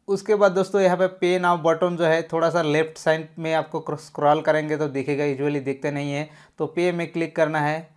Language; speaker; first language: Hindi; non-native, local second language; Bangla